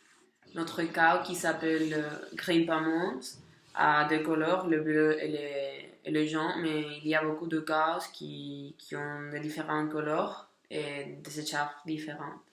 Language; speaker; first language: French; non-native, learner; Catalan